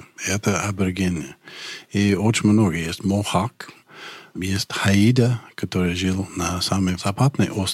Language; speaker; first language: Russian; non-native, learner; English